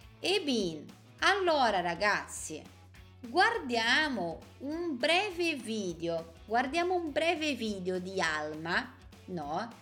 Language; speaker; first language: Italian; non-native, fluent; Portuguese